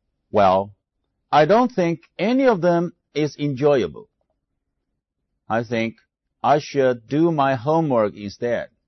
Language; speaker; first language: English; non-native, fluent; Chinese